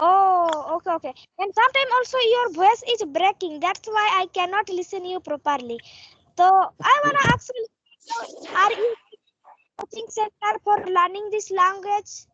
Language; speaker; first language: English; non-native, learner; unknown